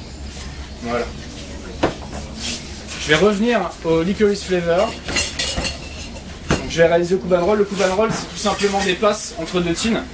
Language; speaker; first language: French; non-native, fluent; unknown